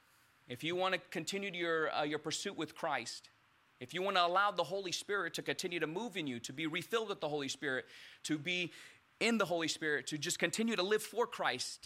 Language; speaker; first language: English; early bilingual, other home language; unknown